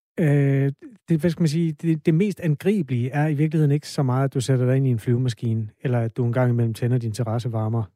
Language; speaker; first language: Danish; native; Danish